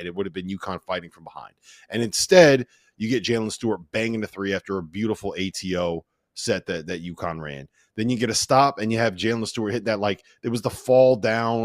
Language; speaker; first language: English; native; English